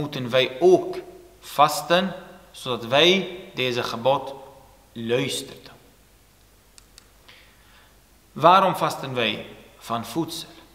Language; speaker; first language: Dutch; non-native, fluent; Turoyo